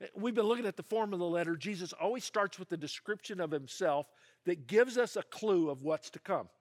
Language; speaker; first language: English; native; English